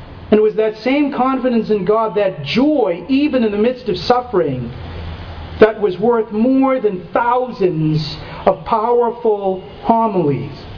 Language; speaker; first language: English; native; English